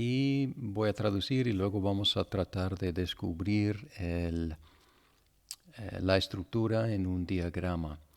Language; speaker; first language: Spanish; non-native, fluent; English